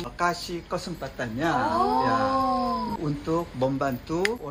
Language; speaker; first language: Indonesian; non-native, learner; Korean